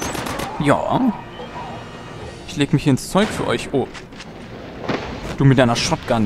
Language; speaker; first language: German; native; German